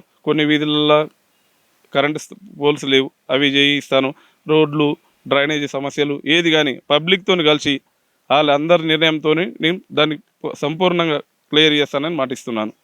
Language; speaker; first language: Telugu; native; Telugu